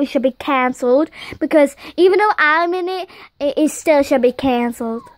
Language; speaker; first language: English; native; English